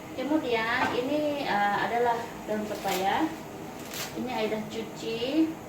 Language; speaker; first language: Malay; non-native, local second language; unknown